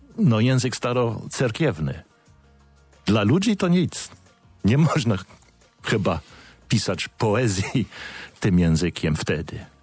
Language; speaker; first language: Polish; non-native, fluent; English